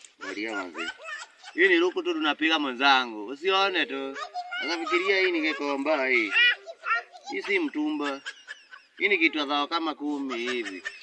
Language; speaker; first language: Swahili; native; Swahili